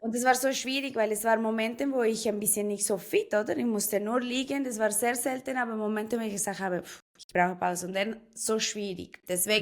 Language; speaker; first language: German; non-native, fluent; Spanish